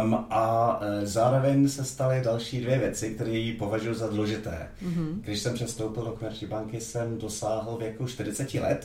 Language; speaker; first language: Czech; non-native, fluent; English